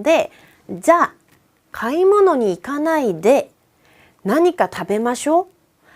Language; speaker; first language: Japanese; non-native, fluent; Korean